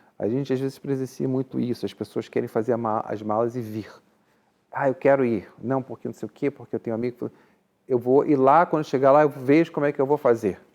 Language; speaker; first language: Portuguese; native; Portuguese